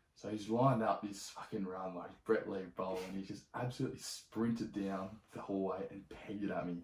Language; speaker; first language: English; native; English